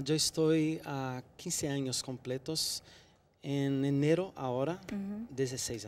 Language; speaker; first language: Spanish; non-native, fluent; Portuguese